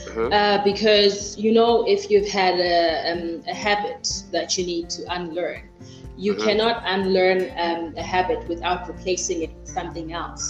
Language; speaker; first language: English; non-native, local second language; Xhosa